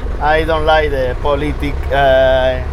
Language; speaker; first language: English; non-native, learner; Spanish